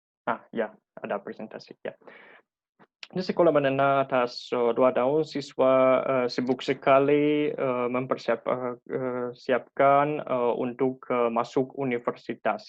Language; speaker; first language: Indonesian; non-native, fluent; Russian